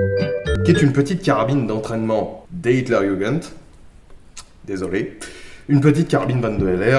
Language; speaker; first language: French; native; French